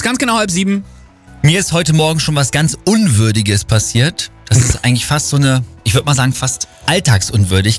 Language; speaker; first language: German; native; German